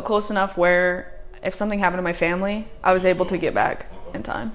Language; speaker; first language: English; native; English